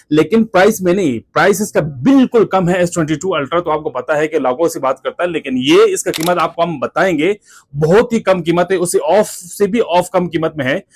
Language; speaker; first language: Urdu; non-native, local second language; Punjabi